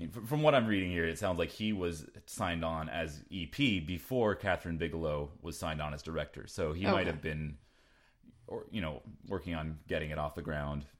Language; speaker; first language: English; native; English